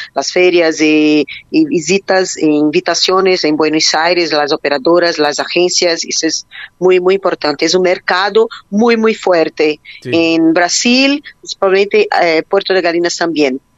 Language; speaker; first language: Spanish; non-native, learner; Portuguese